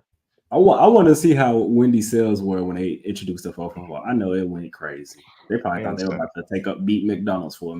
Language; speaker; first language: English; native; English